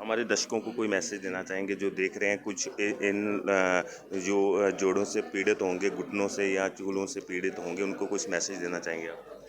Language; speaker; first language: Hindi; non-native, local second language; Punjabi